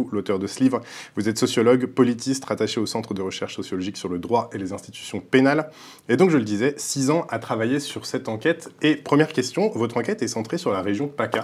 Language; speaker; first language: French; native; French